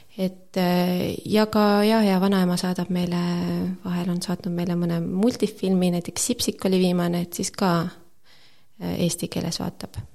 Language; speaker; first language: Estonian; native; Estonian